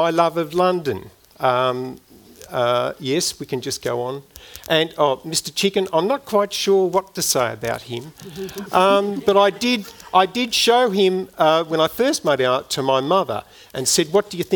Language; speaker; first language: English; native; English